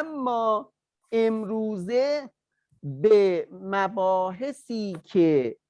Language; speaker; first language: Persian; native; Persian